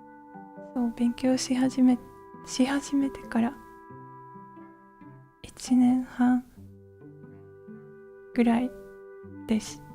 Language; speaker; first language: Japanese; non-native, learner; English